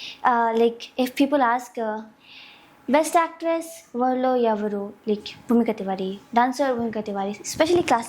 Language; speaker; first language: Telugu; non-native, local second language; Hindi